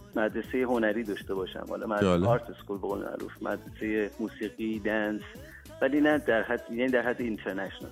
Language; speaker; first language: Persian; native; Persian